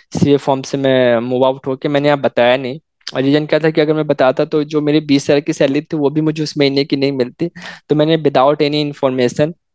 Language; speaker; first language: Hindi; native; Hindi